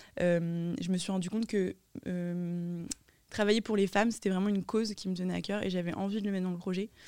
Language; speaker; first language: French; native; French